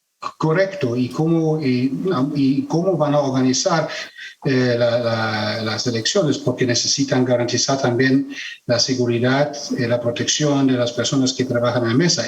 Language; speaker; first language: Spanish; non-native, fluent; German